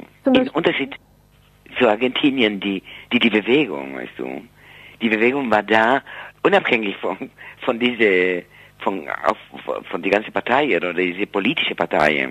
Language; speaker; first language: German; non-native, fluent; Spanish